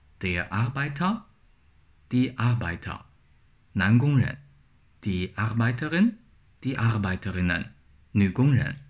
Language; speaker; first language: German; non-native, fluent; Chinese